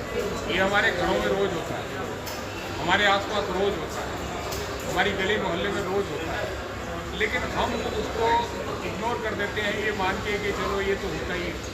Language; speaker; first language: Hindi; native; Hindi